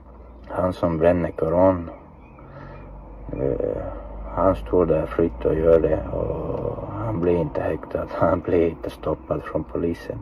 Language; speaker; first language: Swedish; non-native, fluent; Chechen